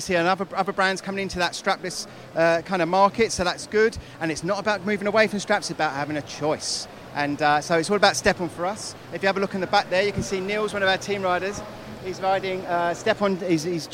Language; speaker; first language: English; native; English